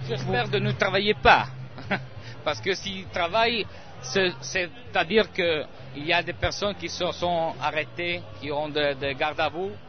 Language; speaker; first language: French; non-native, learner; Italian